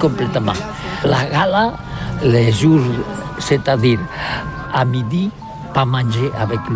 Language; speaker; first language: French; non-native, learner; Catalan